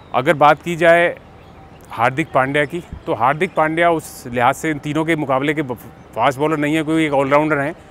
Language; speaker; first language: Hindi; native; Hindi